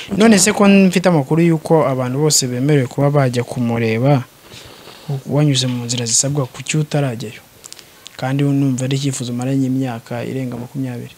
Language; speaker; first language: Kinyarwanda; native; Kinyarwanda